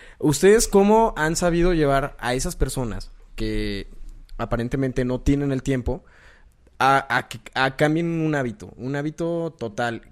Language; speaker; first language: Spanish; native; Spanish